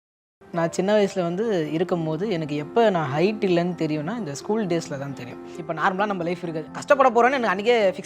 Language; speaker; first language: Tamil; native; Tamil